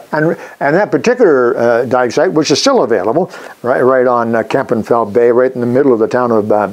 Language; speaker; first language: English; native; English